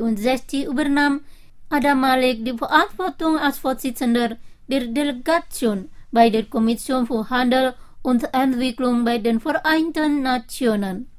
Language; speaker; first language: German; non-native, fluent; Indonesian